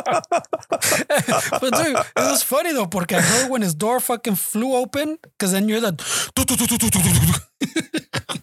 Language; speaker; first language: English; early bilingual, other home language; Spanish